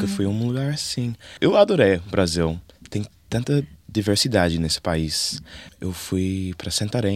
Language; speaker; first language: Portuguese; non-native, learner; English